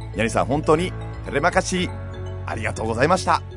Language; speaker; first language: Japanese; native; Japanese